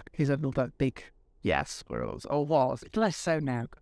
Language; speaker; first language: English; native; English